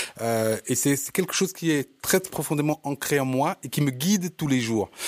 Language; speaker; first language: French; early bilingual, other home language; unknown